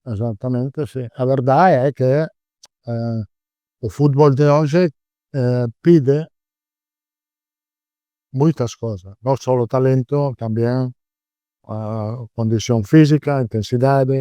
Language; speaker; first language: Portuguese; non-native, learner; Italian